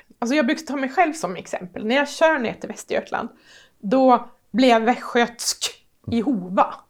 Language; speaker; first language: Swedish; native; Swedish